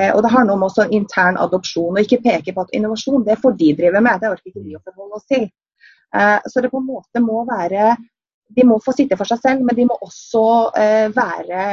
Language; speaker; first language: Norwegian; native; Norwegian